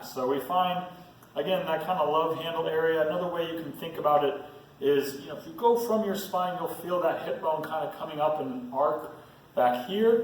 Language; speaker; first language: English; native; English